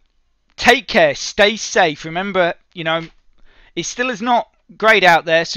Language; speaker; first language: English; native; English